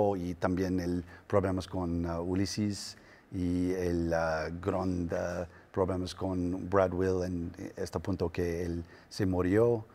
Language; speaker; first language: Spanish; non-native, learner; English